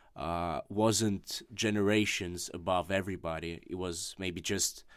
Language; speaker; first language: English; non-native, fluent; Russian